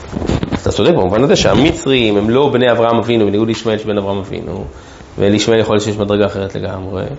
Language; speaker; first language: Hebrew; native; Hebrew